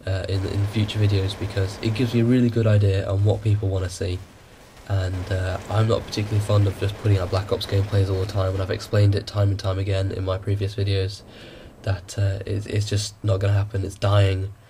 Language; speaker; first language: English; native; English